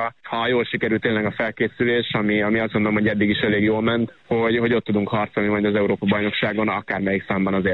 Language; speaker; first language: Hungarian; native; Hungarian